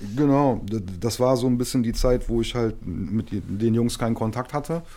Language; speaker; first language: German; native; German